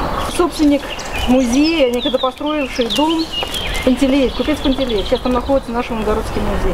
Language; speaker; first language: Russian; native; Russian